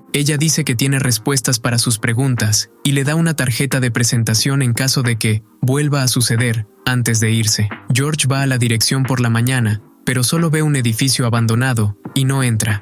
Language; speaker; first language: Spanish; native; Spanish